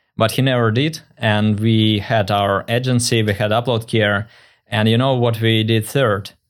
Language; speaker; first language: English; non-native, fluent; Russian